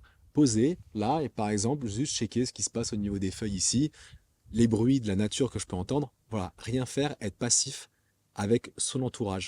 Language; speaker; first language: French; native; French